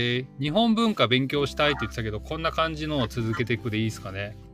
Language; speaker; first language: Japanese; native; Japanese